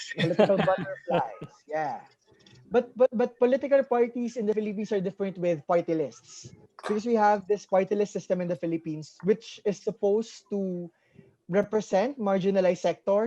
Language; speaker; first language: English; non-native, local second language; Filipino